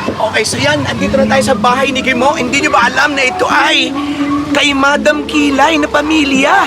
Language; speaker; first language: Filipino; native; Filipino